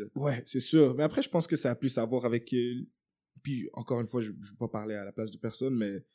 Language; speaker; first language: French; native; French